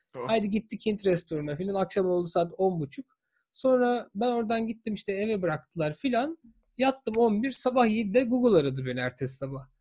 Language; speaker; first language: Turkish; native; Turkish